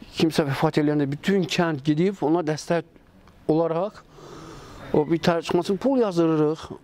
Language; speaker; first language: Azerbaijani; non-native, local second language; Georgian